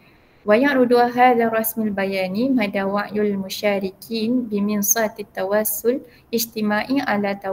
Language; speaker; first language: Arabic; non-native, learner; Malay